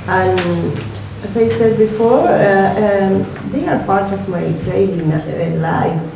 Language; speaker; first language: English; non-native, learner; Spanish